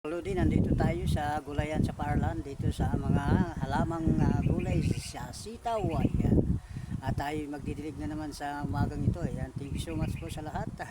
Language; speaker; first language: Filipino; non-native, local second language; Cebuano